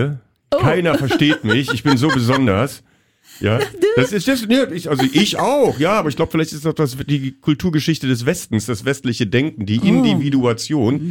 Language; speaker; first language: German; native; German